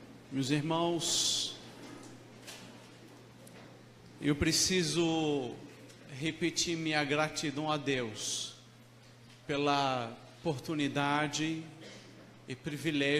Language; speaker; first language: Portuguese; non-native, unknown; Arabic